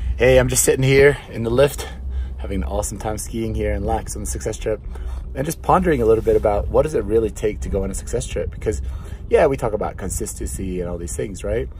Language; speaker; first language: English; non-native, fluent; Swedish